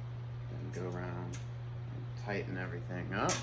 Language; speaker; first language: English; native; English